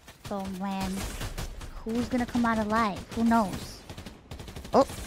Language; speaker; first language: English; early bilingual, other home language; Spanish